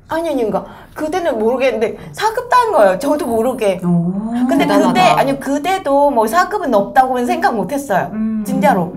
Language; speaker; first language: Korean; non-native, fluent; Vietnamese